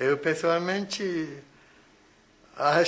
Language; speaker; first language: Portuguese; non-native, fluent; Sinhala